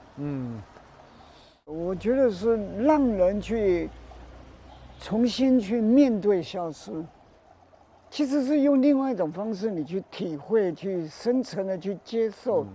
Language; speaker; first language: Chinese; native; Chinese